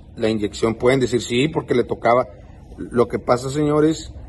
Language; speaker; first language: Spanish; early bilingual, heritage; Spanish